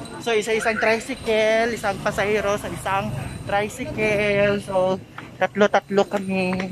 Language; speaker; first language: Filipino; non-native, local second language; Cebuano